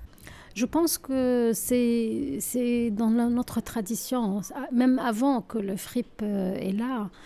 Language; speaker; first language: French; non-native, local second language; Arabic